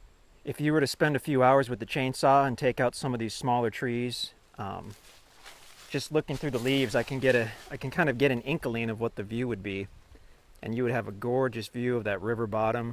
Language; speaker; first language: English; native; English